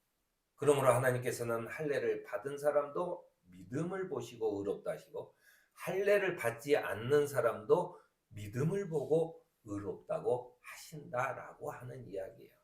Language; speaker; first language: Korean; native; Korean